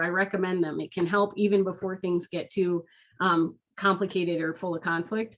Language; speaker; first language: English; native; English